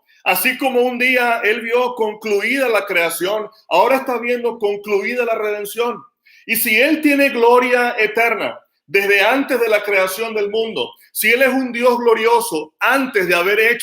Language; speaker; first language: Spanish; native; Spanish